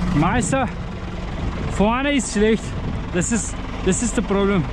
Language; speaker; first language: German; non-native, learner; Turkish